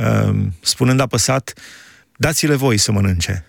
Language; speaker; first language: Romanian; native; Romanian